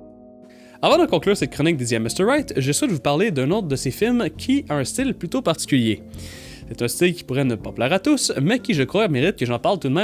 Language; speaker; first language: French; native; French